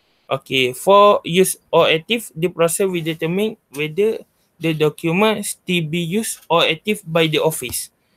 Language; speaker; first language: English; non-native, local second language; Malay